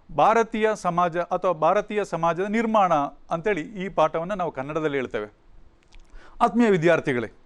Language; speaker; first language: Kannada; native; Kannada